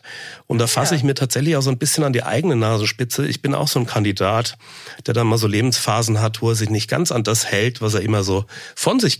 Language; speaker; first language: German; native; German